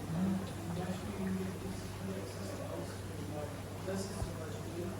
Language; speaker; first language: German; non-native, learner; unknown